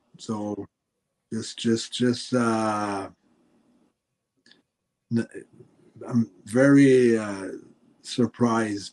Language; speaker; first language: English; non-native, fluent; French